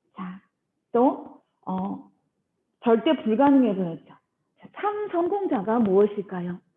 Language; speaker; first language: Korean; early bilingual, heritage; Korean